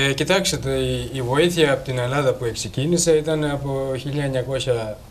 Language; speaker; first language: Greek; non-native, fluent; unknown